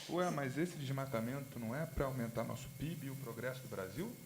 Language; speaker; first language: Portuguese; native; Portuguese